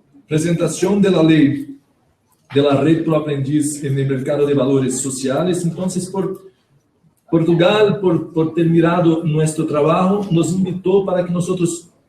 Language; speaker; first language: Spanish; non-native, learner; Portuguese